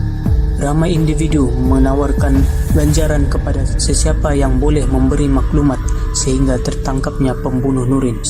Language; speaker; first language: Malay; native; Malay